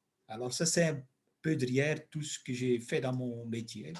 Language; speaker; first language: French; non-native, local second language; Dutch